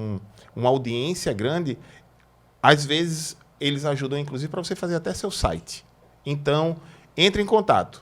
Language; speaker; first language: Portuguese; native; Portuguese